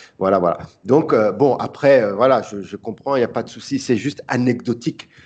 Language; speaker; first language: French; early bilingual, other home language; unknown